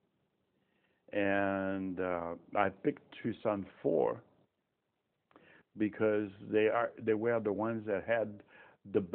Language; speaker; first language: English; non-native, fluent; French